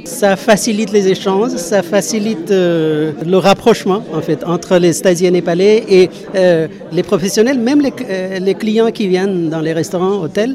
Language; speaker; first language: French; non-native, fluent; Nepali